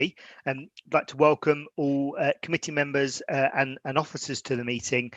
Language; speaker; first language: English; native; English